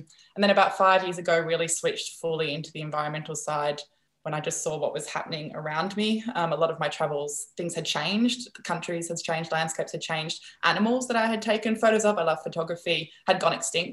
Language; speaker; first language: English; non-native, fluent; Dutch